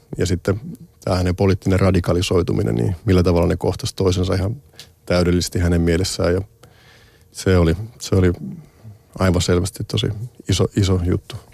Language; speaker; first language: Finnish; native; Finnish